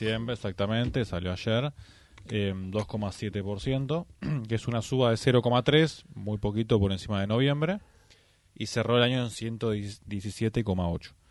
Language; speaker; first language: Spanish; native; Spanish